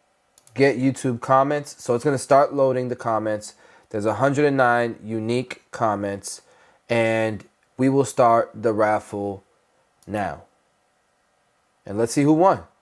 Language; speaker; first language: English; native; English